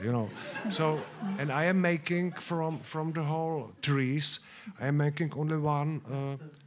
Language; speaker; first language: English; non-native, learner; Czech